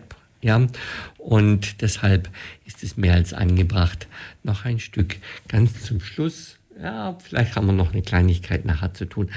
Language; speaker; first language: German; native; German